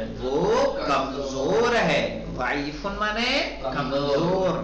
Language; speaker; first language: Urdu; native; Urdu